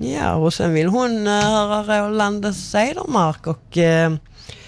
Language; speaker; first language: Swedish; native; Swedish